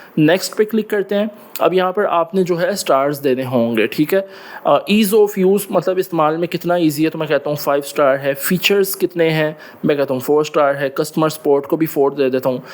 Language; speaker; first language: Urdu; non-native, local second language; Punjabi